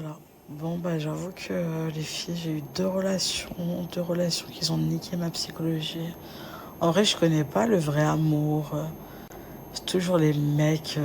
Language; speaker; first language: French; native; French